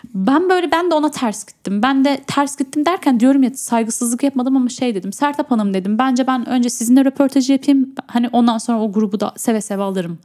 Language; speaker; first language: Turkish; native; Turkish